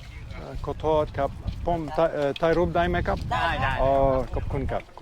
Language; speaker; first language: Thai; non-native, learner; French